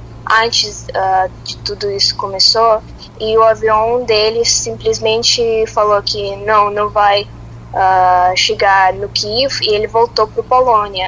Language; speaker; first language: Portuguese; non-native, fluent; Russian